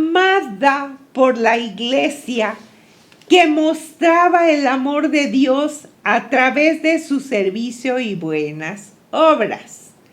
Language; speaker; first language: Spanish; native; Spanish